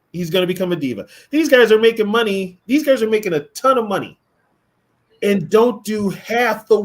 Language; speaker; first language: English; native; English